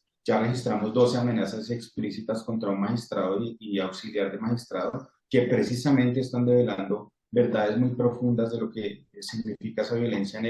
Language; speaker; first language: Spanish; native; Spanish